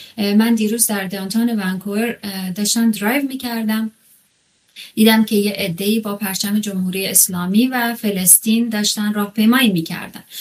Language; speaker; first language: Persian; non-native, local second language; Kurdish